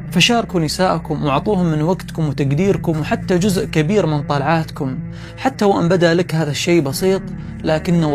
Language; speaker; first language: Arabic; native; Arabic